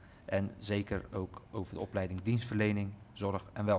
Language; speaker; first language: Dutch; native; Dutch